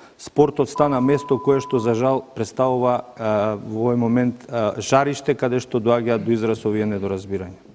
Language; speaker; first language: Macedonian; native; Macedonian